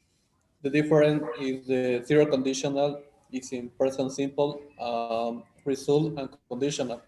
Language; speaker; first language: English; non-native, learner; Spanish